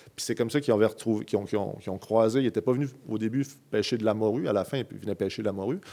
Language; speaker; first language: French; native; French